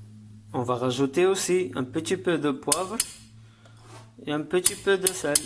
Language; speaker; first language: French; non-native, learner; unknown